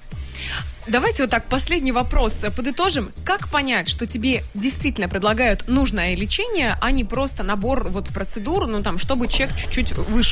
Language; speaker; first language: Russian; native; Russian